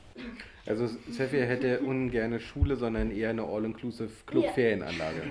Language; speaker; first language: German; native; German